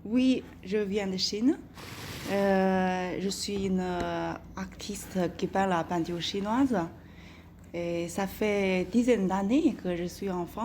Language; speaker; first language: French; non-native, learner; Chinese